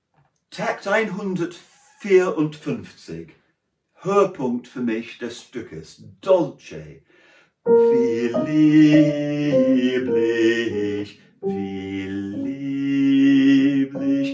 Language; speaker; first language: German; non-native, learner; English